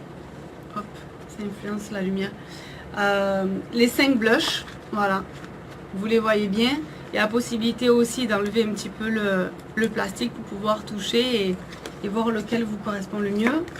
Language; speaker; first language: French; native; French